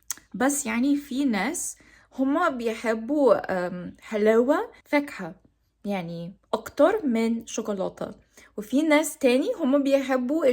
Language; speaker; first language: Arabic; non-native, learner; English